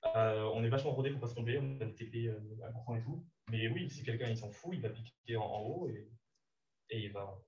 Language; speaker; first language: French; native; French